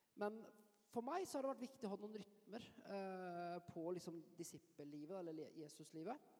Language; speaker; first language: Norwegian; native; Norwegian